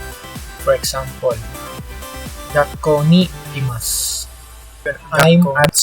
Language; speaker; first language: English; non-native, local second language; Filipino